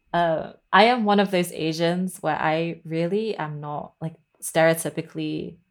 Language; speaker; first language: English; native; English